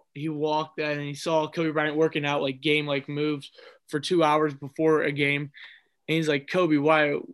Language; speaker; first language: English; native; English